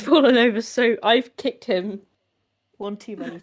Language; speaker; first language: English; native; English